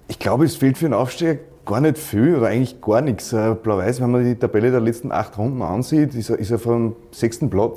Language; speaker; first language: German; native; German